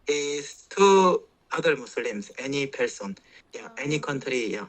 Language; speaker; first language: English; non-native, learner; Korean